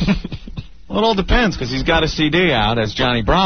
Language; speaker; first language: English; native; English